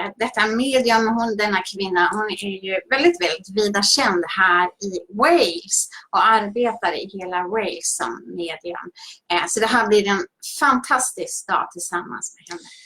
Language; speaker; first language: Swedish; native; Swedish